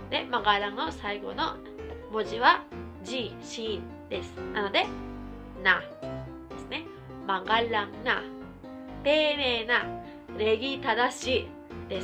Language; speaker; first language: Japanese; non-native, local second language; Filipino